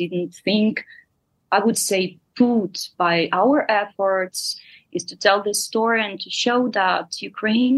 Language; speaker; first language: English; non-native, fluent; Ukrainian